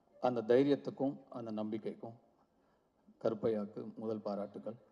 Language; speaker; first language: Tamil; native; Tamil